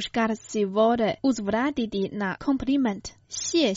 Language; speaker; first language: Croatian; non-native, fluent; Chinese